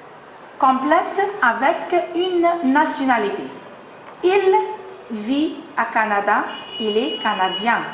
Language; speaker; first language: French; non-native, fluent; Arabic